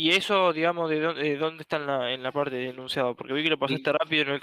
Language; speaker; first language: Spanish; native; Spanish